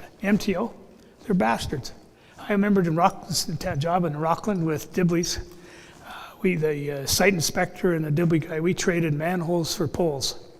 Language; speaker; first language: English; native; English